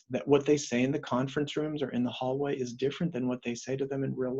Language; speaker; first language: English; native; English